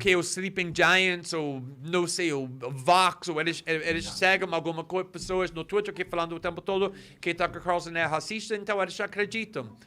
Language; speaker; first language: Portuguese; non-native, fluent; English